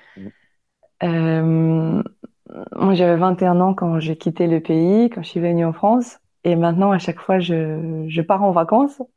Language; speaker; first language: French; non-native, fluent; Polish